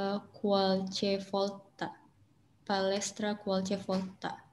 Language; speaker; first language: Italian; non-native, learner; Indonesian